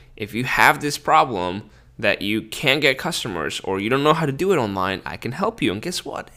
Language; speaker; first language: English; early bilingual, other home language; Spanish